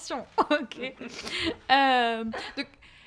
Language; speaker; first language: French; native; French